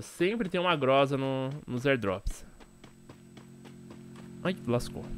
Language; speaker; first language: Portuguese; native; Portuguese